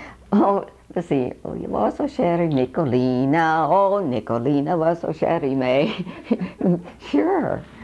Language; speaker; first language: English; early bilingual, other home language; Swedish